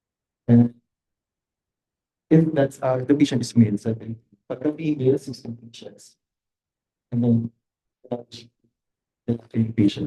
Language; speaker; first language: English; non-native, local second language; Filipino